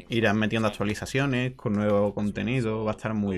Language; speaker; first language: Spanish; native; Spanish